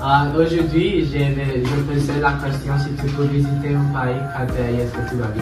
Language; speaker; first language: French; non-native, learner; English